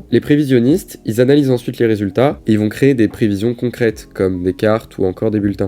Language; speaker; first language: French; native; French